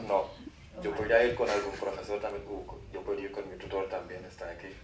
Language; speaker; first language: Spanish; non-native, fluent; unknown